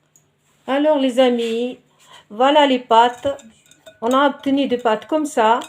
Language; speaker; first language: French; non-native, local second language; Arabic